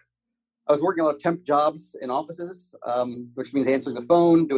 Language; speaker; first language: English; native; English